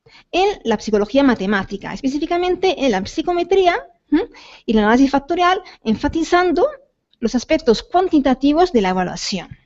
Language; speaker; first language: Spanish; native; Spanish